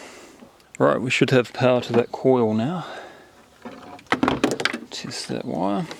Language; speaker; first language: English; native; English